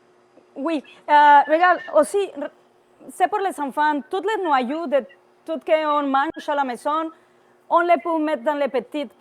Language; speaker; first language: French; non-native, learner; Spanish